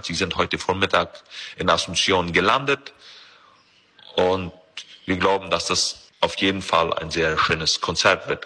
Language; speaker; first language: German; early bilingual, heritage; German